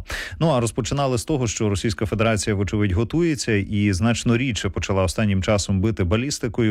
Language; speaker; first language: Ukrainian; native; Ukrainian